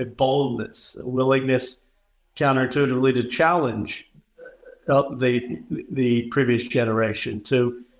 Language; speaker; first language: English; native; English